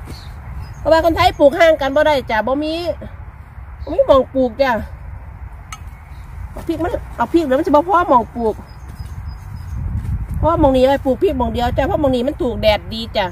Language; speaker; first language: Thai; native; Thai